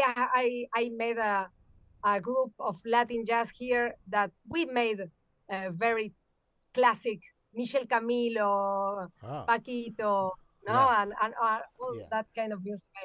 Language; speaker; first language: English; non-native, learner; Spanish